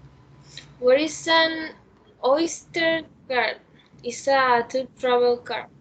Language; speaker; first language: English; non-native, learner; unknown